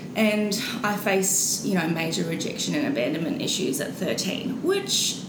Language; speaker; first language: English; native; English